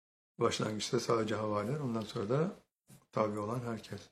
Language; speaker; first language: Turkish; native; Turkish